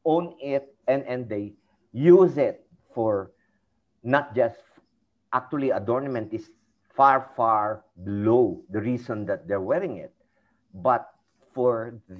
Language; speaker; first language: English; non-native, local second language; Iloko